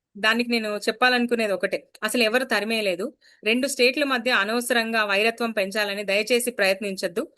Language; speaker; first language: Telugu; native; Telugu